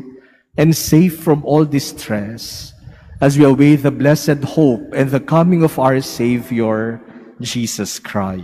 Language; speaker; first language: English; non-native, local second language; Filipino